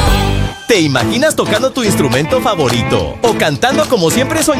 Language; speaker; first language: Spanish; native; Spanish